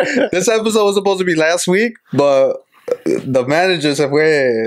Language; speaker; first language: English; early bilingual, other home language; Spanish